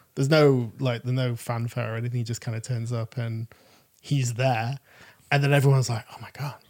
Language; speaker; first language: English; native; English